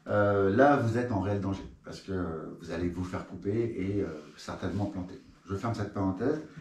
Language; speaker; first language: French; native; French